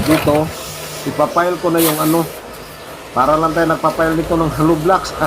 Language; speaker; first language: Filipino; non-native, local second language; Cebuano